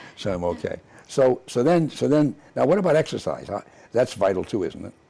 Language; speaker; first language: English; native; English